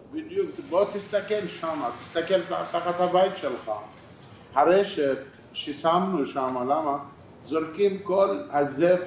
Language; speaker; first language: Hebrew; non-native, local second language; Arabic